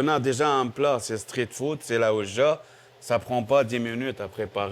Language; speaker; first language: French; non-native, local second language; Arabic